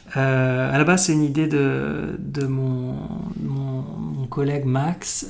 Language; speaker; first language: French; non-native, local second language; Arabic